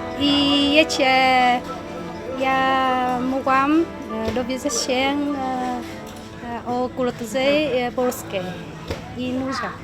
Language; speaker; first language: Polish; non-native, learner; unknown